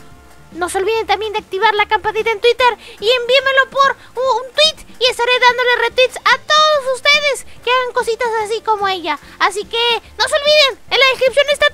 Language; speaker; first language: Spanish; native; Spanish